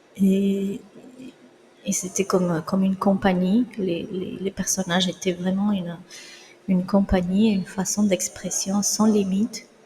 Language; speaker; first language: French; non-native, fluent; Spanish